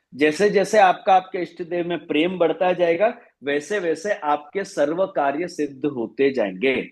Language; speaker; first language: Hindi; non-native, local second language; Gujarati